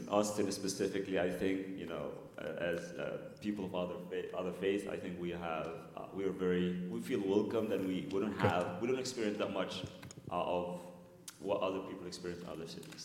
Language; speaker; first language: English; non-native, fluent; Arabic